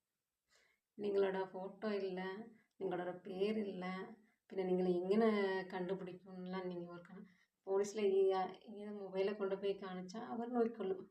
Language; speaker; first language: Malayalam; non-native, local second language; Tamil